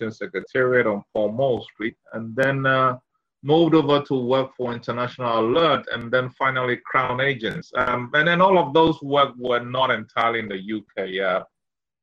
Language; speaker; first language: English; non-native, local second language; Ewe